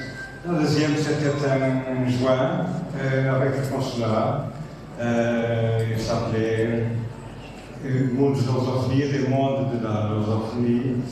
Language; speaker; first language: French; non-native, fluent; Portuguese